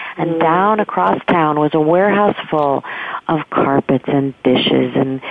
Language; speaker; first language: English; native; English